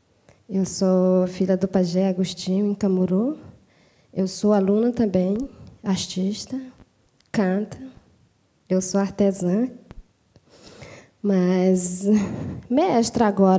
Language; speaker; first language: Portuguese; non-native, local second language; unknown